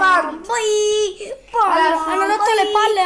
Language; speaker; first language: Italian; early bilingual, other home language; Punjabi